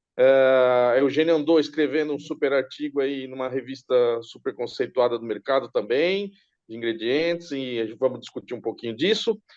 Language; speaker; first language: Portuguese; native; Portuguese